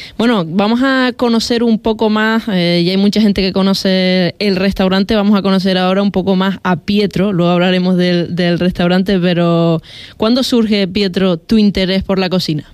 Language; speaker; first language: Spanish; native; Spanish